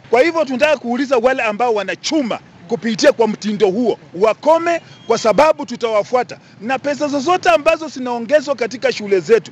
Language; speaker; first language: Swahili; non-native, local second language; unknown